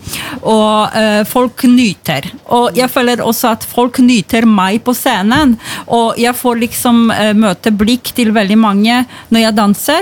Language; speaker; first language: Norwegian; non-native, fluent; Polish